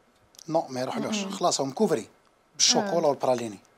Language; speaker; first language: Arabic; native; Arabic